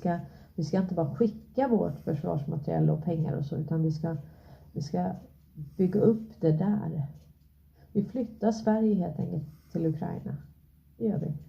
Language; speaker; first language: Swedish; native; Swedish